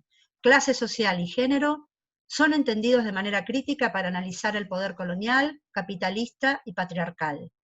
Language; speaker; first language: Spanish; native; Spanish